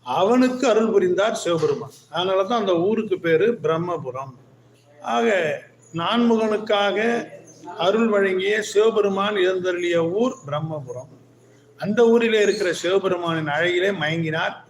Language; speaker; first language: Tamil; native; Tamil